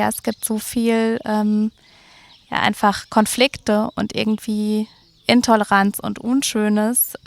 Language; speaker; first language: German; native; German